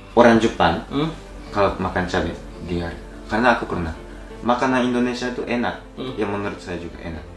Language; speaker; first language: Indonesian; non-native, learner; Japanese